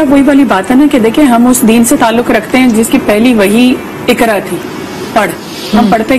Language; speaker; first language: Urdu; native; Urdu